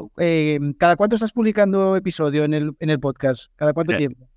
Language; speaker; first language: Spanish; native; Spanish